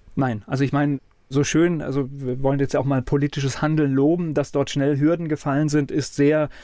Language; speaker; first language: German; native; German